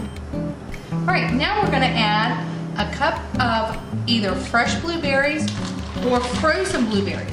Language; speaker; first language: English; native; English